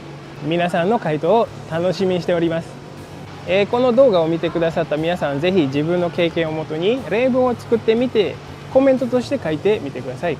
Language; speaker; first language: Japanese; non-native, fluent; Indonesian